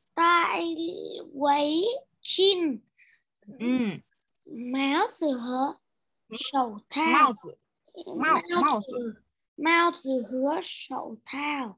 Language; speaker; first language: Chinese; non-native, learner; Vietnamese